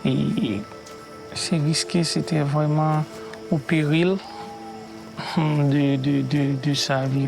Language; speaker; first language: French; non-native, local second language; Haitian Creole